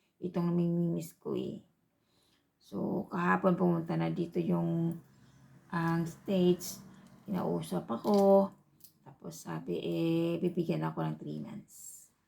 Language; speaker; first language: Filipino; native; Filipino